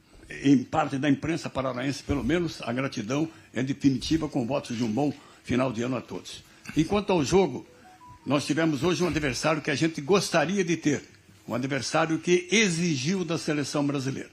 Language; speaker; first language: Portuguese; native; Portuguese